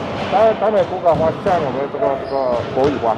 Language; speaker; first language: Chinese; early bilingual, heritage; Chinese